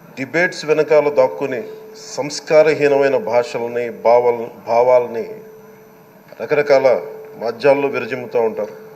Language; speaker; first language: Telugu; native; Telugu